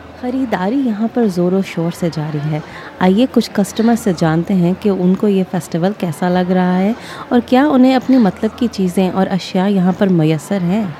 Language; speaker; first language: Urdu; native; Urdu